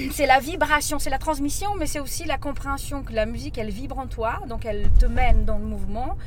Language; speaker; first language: French; non-native, fluent; Portuguese